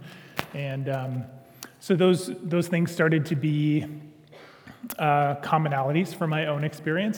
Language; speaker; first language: English; native; English